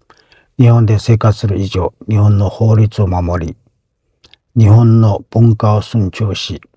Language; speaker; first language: Japanese; non-native, fluent; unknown